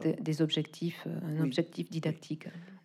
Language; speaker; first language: French; native; French